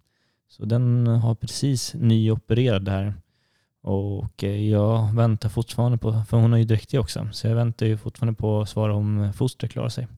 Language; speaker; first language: Swedish; native; Swedish